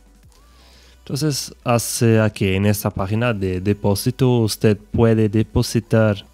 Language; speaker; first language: Spanish; non-native, fluent; Portuguese